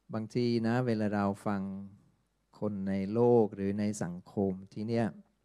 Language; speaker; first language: Thai; non-native, fluent; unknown